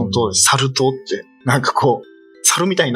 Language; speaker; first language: Japanese; native; Japanese